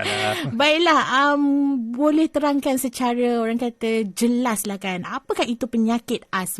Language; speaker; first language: Malay; native; Malay